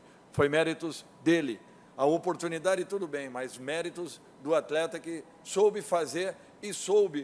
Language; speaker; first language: Portuguese; native; Portuguese